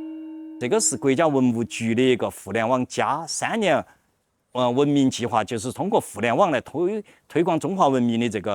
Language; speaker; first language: Chinese; native; Chinese